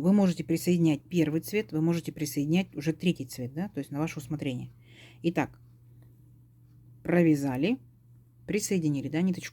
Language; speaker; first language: Russian; native; Russian